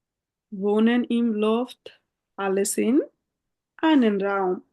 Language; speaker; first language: German; non-native, fluent; Bangla